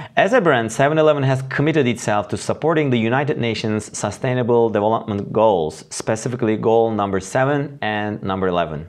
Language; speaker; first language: English; non-native, fluent; Turkish